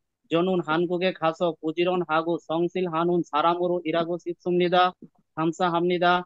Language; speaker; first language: Korean; non-native, learner; Bangla